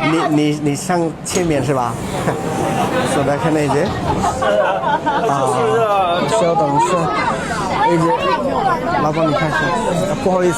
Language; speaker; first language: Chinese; non-native, learner; Bangla